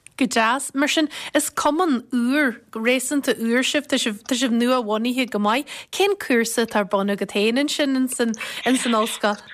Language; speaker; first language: Irish; native; Irish